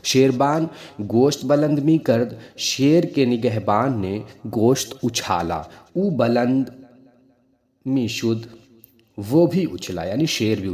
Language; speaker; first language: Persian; non-native, fluent; Urdu